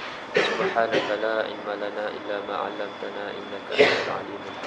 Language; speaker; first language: Arabic; non-native, fluent; Malay